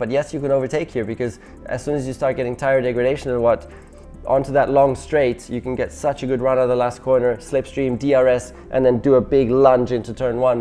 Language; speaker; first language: English; non-native, fluent; German